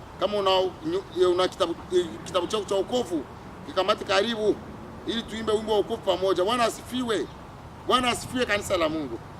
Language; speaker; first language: Swahili; native; Swahili